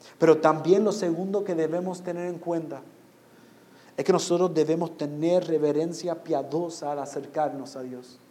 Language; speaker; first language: Spanish; non-native, fluent; English